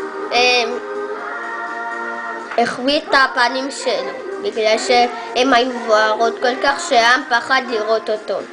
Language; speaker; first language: Hebrew; early bilingual, other home language; Spanish